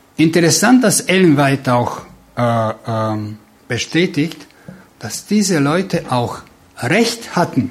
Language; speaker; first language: German; non-native, fluent; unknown